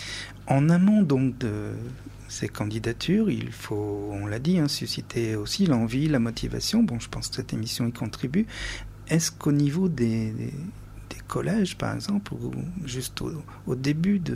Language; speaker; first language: French; native; French